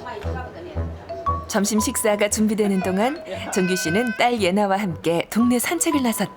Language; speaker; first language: Korean; native; Korean